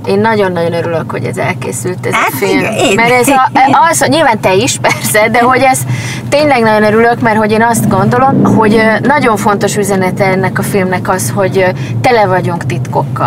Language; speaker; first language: Hungarian; native; Hungarian